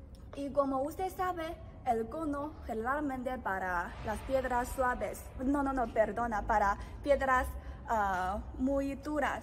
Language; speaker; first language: Spanish; non-native, learner; Chinese